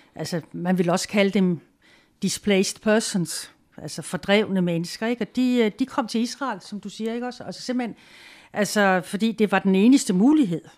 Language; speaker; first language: Danish; native; Danish